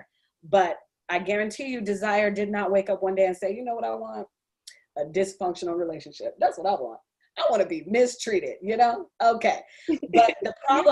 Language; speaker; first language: English; native; English